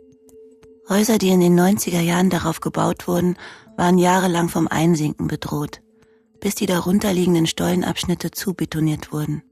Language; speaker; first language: German; native; German